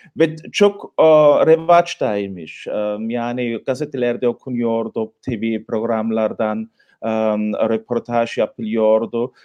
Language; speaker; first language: Turkish; non-native, fluent; German